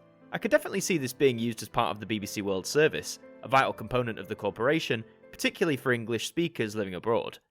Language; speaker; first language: English; native; English